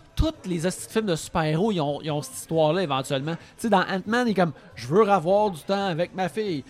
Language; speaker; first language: French; native; French